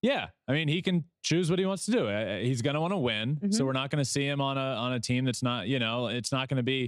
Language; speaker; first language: English; native; English